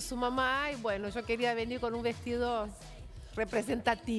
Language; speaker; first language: Spanish; non-native, fluent; Portuguese